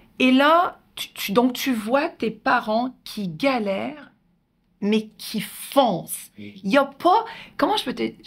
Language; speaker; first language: French; native; French